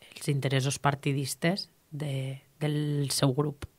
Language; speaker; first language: Catalan; native; Catalan